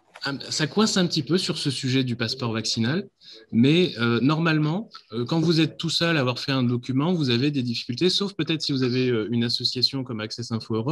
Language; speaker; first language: French; native; French